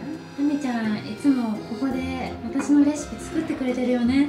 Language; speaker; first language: Japanese; native; Japanese